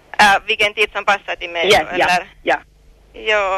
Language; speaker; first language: Swedish; non-native, learner; Finnish